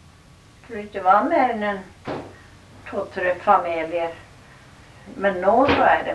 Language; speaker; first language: Norwegian; early bilingual, heritage; Norwegian